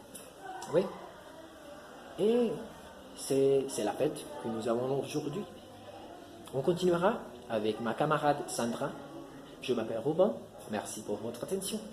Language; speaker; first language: French; non-native, learner; Spanish